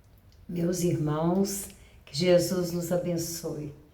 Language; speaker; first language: Portuguese; native; Portuguese